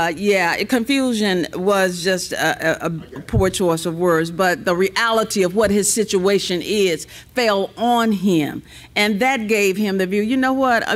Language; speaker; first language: English; native; English